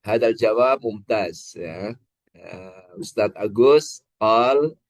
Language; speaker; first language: Arabic; non-native, fluent; Indonesian